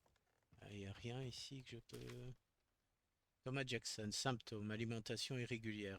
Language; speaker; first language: French; native; French